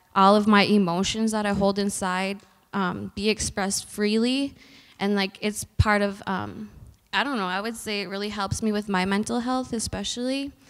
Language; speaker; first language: English; native; English